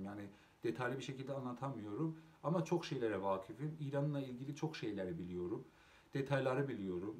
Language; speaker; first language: Turkish; non-native, local second language; Azerbaijani